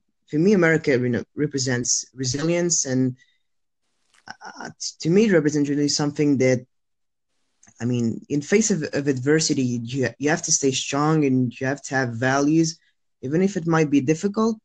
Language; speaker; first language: English; non-native, fluent; French